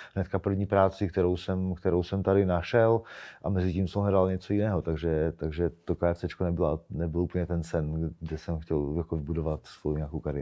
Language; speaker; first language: Czech; native; Czech